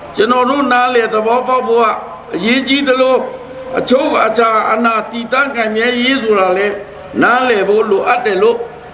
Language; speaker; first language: Burmese; non-native, local second language; Pa'o Karen